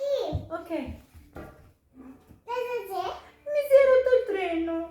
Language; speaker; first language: Italian; early bilingual, heritage; Albanian